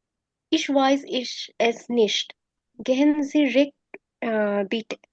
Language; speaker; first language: German; non-native, learner; Bangla